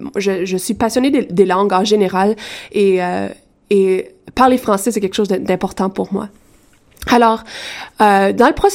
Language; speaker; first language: French; native; French